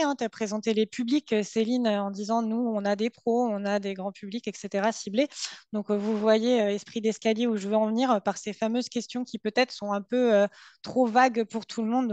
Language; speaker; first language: French; native; French